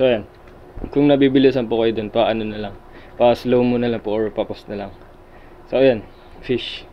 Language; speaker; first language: Filipino; native; Filipino